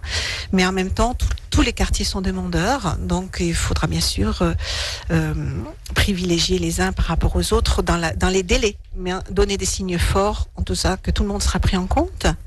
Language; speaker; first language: French; native; French